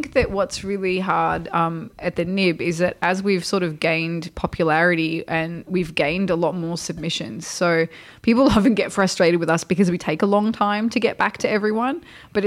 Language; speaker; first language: English; native; English